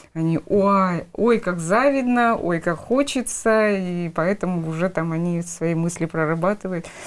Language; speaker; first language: Russian; native; Russian